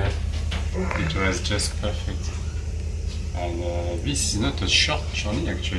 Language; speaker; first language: English; non-native, fluent; French